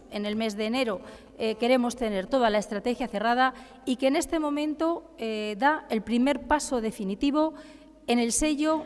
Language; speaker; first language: Spanish; native; Spanish